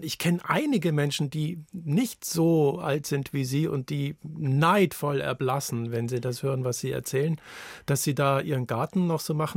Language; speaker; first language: German; native; German